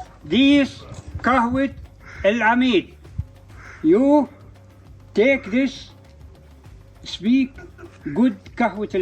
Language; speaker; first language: English; non-native, learner; Arabic